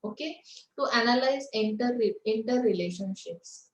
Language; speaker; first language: Hindi; non-native, local second language; Marathi